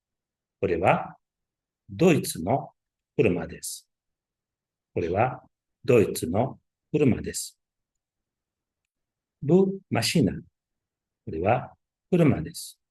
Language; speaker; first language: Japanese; non-native, learner; Uzbek